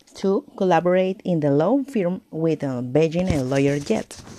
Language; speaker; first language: English; non-native, learner; Spanish